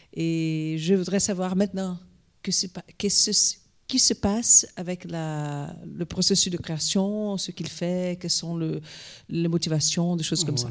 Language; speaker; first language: French; non-native, learner; Portuguese